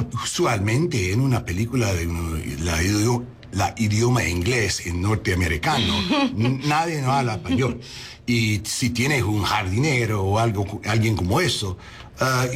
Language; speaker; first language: Spanish; non-native, learner; English